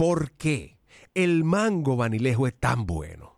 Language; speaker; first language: Spanish; native; Spanish